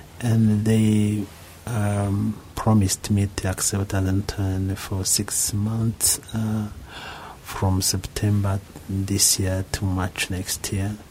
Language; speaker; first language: English; non-native, local second language; Kinyarwanda